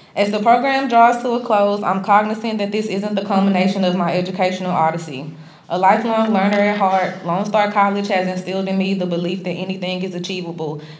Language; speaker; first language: English; native; English